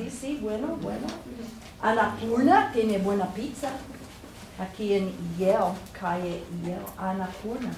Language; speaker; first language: Spanish; non-native, fluent; Portuguese